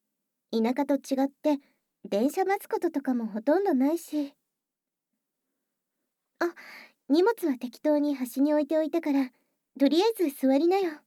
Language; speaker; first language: Japanese; native; Japanese